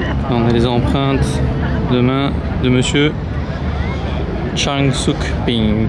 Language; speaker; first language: French; native; French